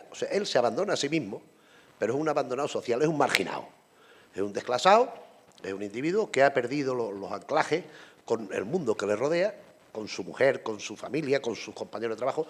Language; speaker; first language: Spanish; native; Spanish